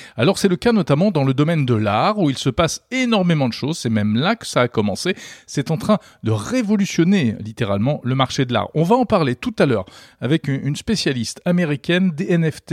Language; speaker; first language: French; native; French